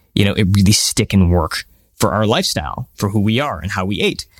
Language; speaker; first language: English; early bilingual, other home language; Hindi